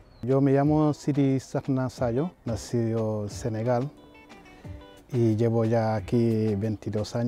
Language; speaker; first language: Spanish; non-native, learner; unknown